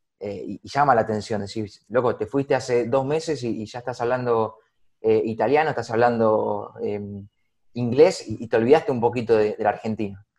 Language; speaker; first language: Spanish; native; Spanish